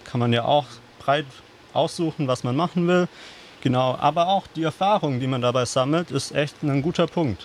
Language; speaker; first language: German; native; German